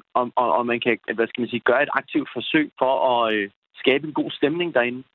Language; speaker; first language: Danish; early bilingual, other home language; Persian